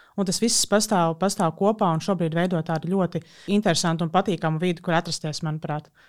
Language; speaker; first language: Latvian; native; Latvian